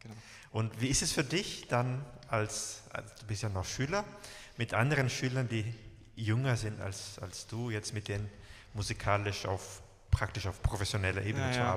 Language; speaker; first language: German; native; German